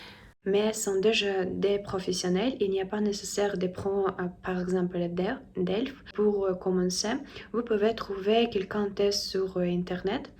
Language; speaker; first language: French; non-native, learner; Russian